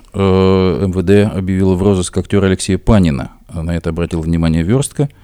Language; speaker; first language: Russian; native; Russian